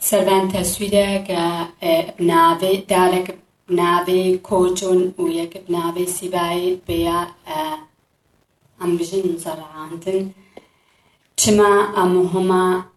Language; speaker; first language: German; non-native, learner; Kurdish